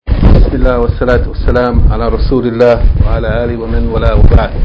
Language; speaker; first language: Arabic; non-native, fluent; English